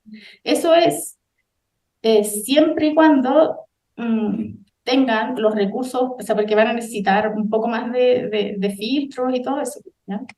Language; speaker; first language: Spanish; native; Spanish